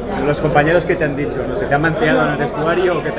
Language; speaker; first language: Spanish; native; Spanish